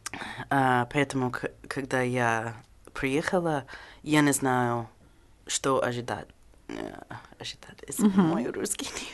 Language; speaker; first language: Russian; non-native, learner; English